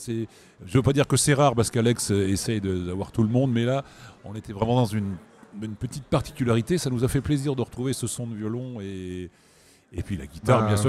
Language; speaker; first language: French; native; French